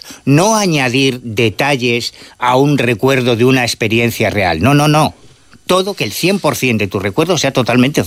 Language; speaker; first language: Spanish; native; Spanish